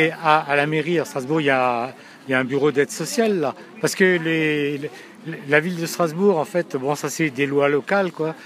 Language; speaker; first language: French; native; French